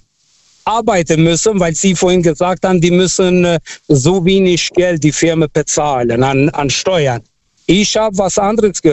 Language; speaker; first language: German; non-native, fluent; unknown